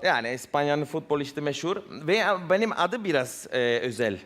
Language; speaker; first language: Turkish; non-native, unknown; Spanish